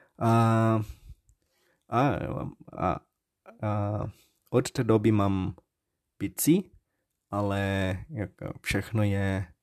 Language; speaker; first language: Czech; non-native, learner; Portuguese